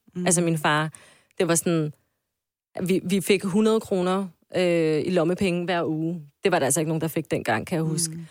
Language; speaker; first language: Danish; early bilingual, other home language; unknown